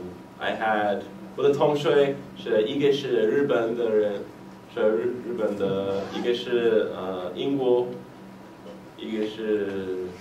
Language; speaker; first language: Chinese; non-native, learner; English